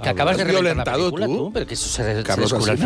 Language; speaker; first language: Spanish; native; Spanish